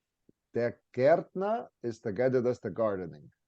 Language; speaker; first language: German; non-native, fluent; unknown